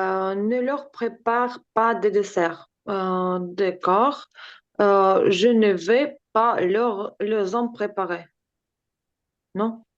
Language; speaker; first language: French; non-native, learner; Ukrainian